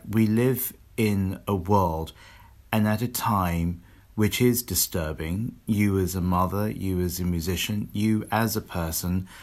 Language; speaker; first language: English; native; English